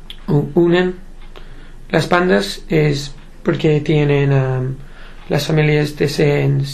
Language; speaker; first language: Spanish; non-native, learner; English